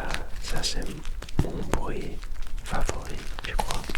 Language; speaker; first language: French; non-native, learner; Dutch